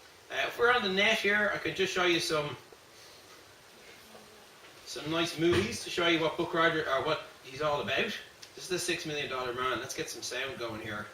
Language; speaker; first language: English; native; English